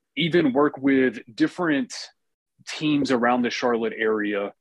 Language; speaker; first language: English; native; English